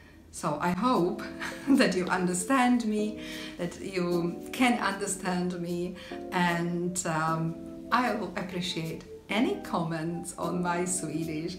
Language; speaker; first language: English; non-native, fluent; Slovak